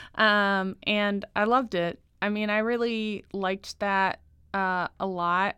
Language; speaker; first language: English; native; English